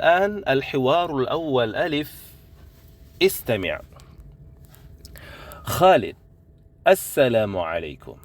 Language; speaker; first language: Arabic; non-native, fluent; Indonesian